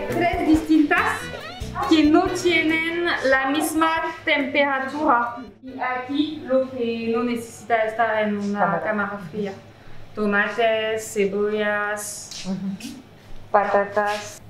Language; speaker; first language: Spanish; non-native, fluent; French